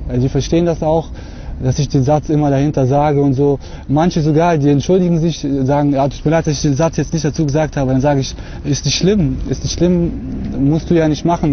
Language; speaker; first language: German; early bilingual, other home language; Russian